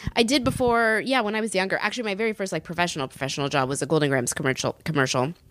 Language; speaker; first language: English; native; English